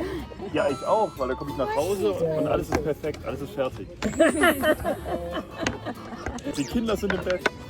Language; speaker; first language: German; native; German